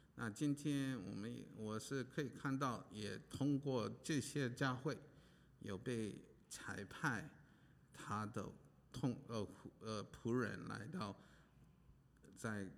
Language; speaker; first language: Chinese; non-native, fluent; English